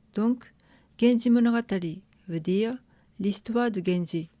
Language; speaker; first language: French; non-native, fluent; Japanese